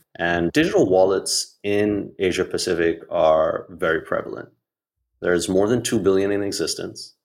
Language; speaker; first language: English; non-native, local second language; Hindi